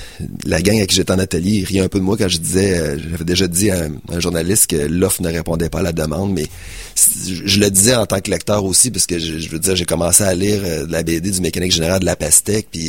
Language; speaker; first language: French; native; French